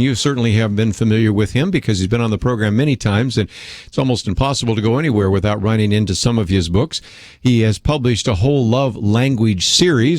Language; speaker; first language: English; native; English